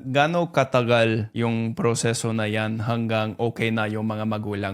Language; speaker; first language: Filipino; non-native, fluent; English